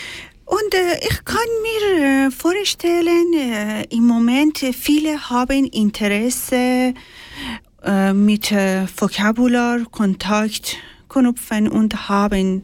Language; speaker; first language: German; non-native, learner; Persian